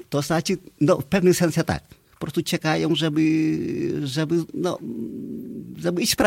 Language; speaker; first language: Polish; non-native, fluent; Vietnamese